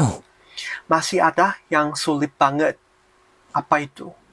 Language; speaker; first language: Indonesian; non-native, fluent; Korean